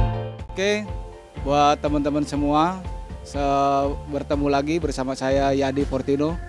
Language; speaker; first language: Indonesian; native; Indonesian